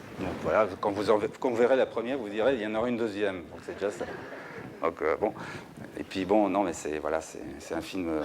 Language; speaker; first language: French; early bilingual, other home language; Serbian